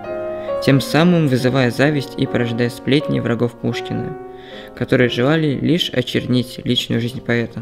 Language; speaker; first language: Russian; native; Russian